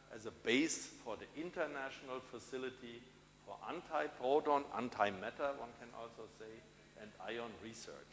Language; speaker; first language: English; non-native, fluent; German